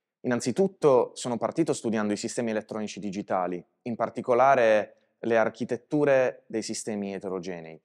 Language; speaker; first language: Italian; native; Italian